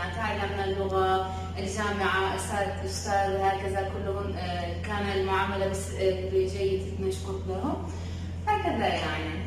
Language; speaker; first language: Arabic; non-native, learner; Turkish